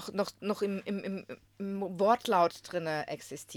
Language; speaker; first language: German; non-native, fluent; Croatian